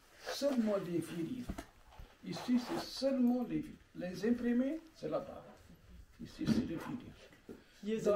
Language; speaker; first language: French; non-native, local second language; Arabic